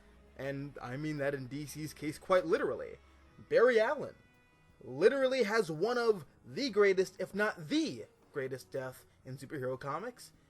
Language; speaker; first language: English; native; English